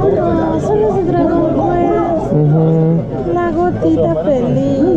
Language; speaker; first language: Spanish; native; Spanish